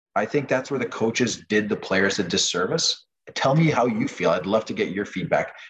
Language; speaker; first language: English; non-native, fluent; French